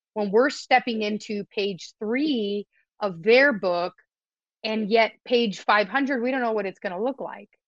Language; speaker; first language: English; early bilingual, other home language; Spanish